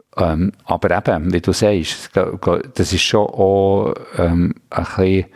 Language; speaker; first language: German; early bilingual, other home language; Swedish